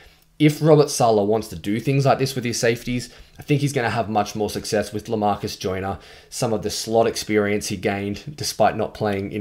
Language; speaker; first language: English; native; English